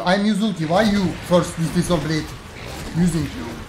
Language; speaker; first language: English; non-native, learner; Turkish